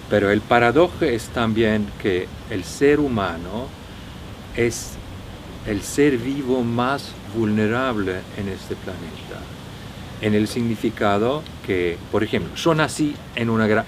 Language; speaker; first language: Spanish; non-native, fluent; Norwegian